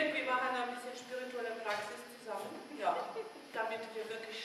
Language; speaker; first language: German; non-native, fluent; English